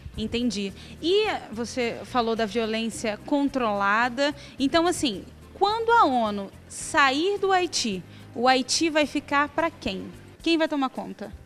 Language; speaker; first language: Portuguese; native; Portuguese